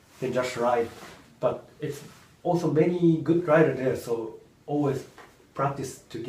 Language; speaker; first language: English; non-native, learner; Japanese